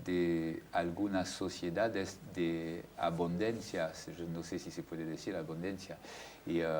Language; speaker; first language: Spanish; non-native, fluent; French